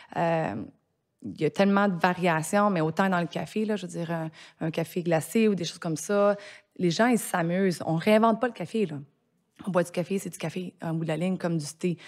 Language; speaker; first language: French; native; French